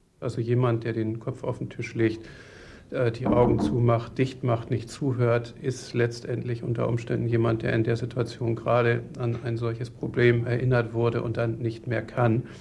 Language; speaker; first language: German; native; German